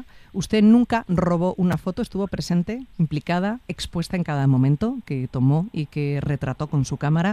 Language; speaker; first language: Spanish; native; Spanish